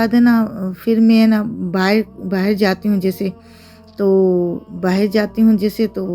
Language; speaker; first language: Urdu; native; Urdu